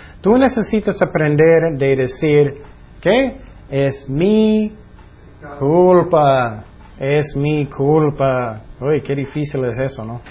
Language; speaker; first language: Spanish; non-native, fluent; English